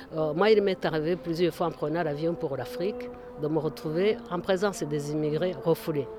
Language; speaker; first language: French; non-native, local second language; Kinyarwanda